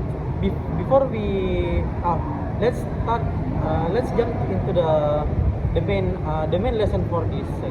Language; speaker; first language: English; non-native, learner; Indonesian